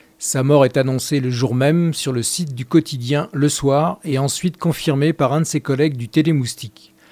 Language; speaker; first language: French; native; French